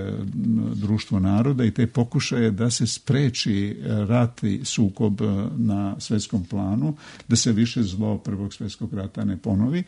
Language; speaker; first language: Serbian; native; Serbian